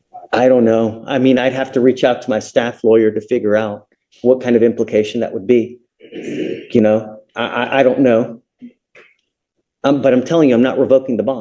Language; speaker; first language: English; native; English